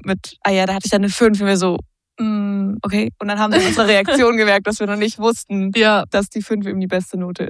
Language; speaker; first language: German; native; German